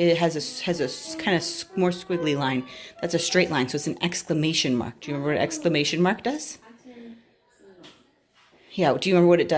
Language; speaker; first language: English; native; English